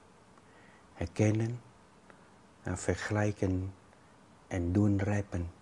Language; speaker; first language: Dutch; non-native, fluent; Vietnamese